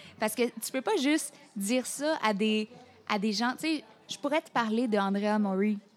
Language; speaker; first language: French; native; French